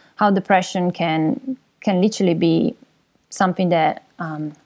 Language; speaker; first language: English; non-native, fluent; Italian